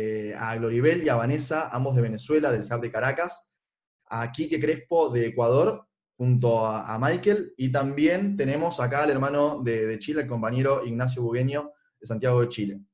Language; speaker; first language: Spanish; native; Spanish